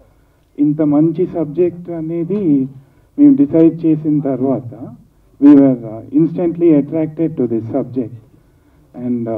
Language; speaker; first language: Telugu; native; Telugu